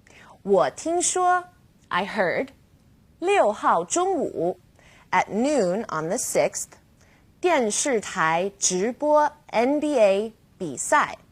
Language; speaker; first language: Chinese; non-native, fluent; English